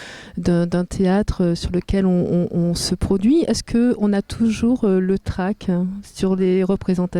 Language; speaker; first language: French; native; French